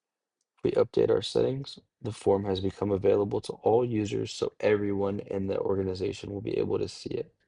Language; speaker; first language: English; native; English